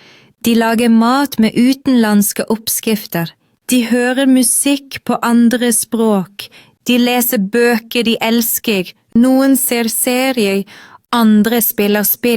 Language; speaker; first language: Norwegian; non-native, fluent; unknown